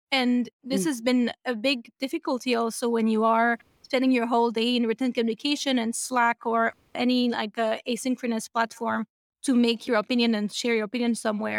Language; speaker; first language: English; non-native, fluent; French